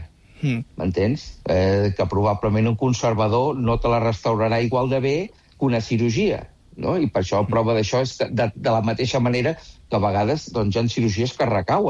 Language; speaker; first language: Catalan; native; Catalan